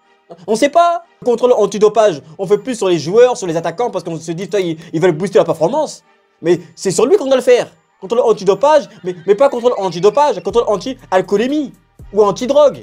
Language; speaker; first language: French; native; French